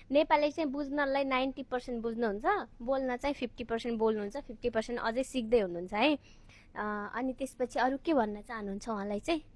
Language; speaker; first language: Nepali; native; Nepali